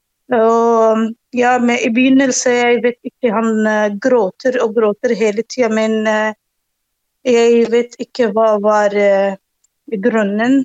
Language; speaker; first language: Norwegian; non-native, learner; Arabic